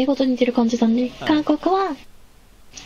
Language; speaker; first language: Japanese; non-native, fluent; Korean